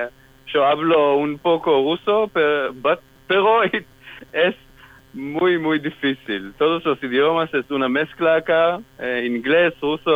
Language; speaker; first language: Spanish; non-native, fluent; Hebrew